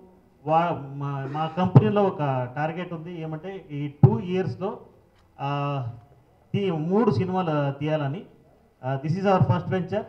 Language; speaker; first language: Telugu; non-native, fluent; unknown